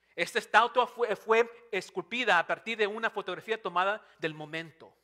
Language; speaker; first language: Spanish; non-native, fluent; English